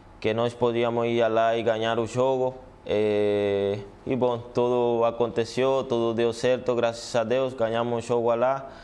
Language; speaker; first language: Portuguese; non-native, fluent; Spanish